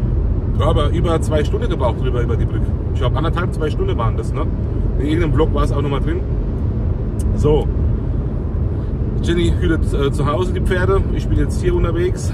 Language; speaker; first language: German; native; German